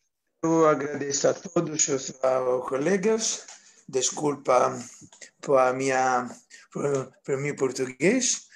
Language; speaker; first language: Portuguese; non-native, fluent; Italian